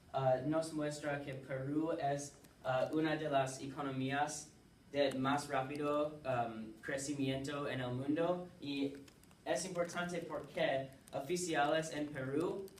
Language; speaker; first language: Spanish; non-native, learner; English